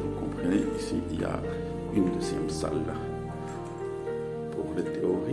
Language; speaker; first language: French; non-native, fluent; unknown